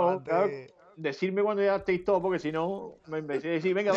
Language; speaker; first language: Spanish; native; Spanish